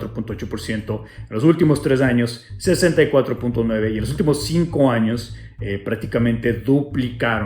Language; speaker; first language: Spanish; native; Spanish